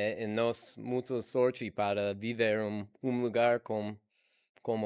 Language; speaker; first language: Portuguese; non-native, learner; English